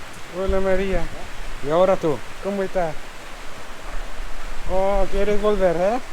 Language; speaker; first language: Spanish; non-native, learner; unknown